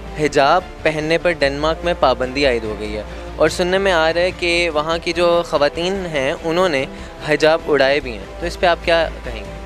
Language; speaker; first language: Urdu; native; Urdu